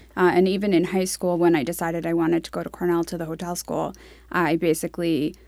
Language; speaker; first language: English; native; English